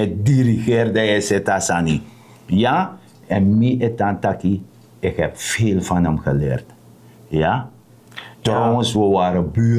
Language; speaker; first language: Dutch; non-native, local second language; Sranan Tongo